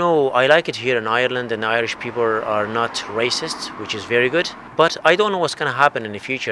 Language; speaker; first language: English; non-native, fluent; Arabic